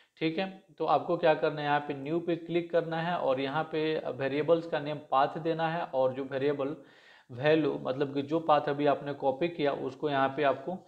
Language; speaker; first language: Hindi; native; Hindi